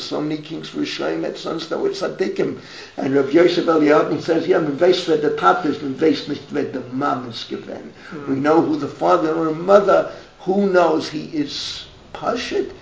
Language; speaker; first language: English; native; English